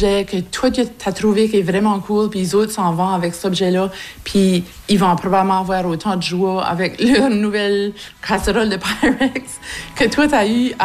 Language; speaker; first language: French; native; French